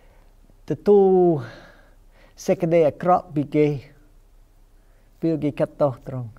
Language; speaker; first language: Khmer; non-native, fluent; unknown